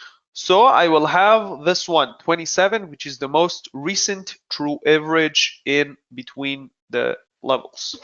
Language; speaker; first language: English; non-native, fluent; Hebrew